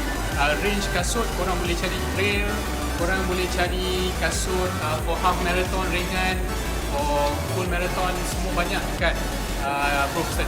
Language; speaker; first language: Malay; native; Malay